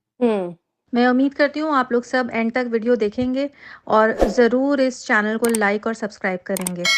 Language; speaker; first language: Urdu; native; Urdu